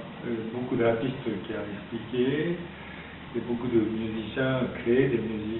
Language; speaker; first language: French; non-native, fluent; Japanese